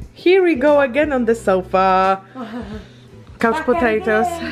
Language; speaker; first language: English; non-native, fluent; Polish